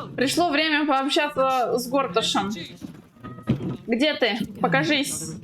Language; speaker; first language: Russian; native; Russian